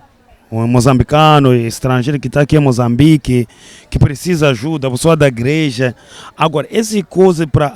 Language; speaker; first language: Portuguese; non-native, learner; Kinyarwanda